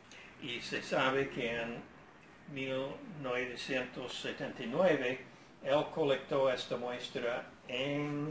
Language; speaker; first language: Spanish; non-native, fluent; English